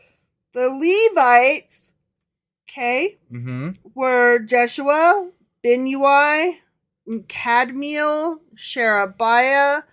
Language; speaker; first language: English; native; English